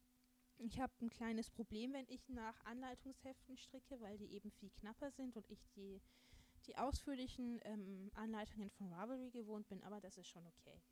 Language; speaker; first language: German; native; German